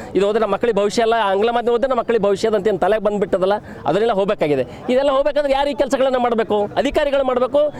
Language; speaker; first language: Kannada; native; Kannada